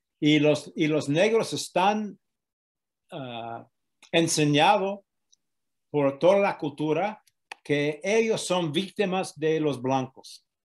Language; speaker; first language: Spanish; non-native, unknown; English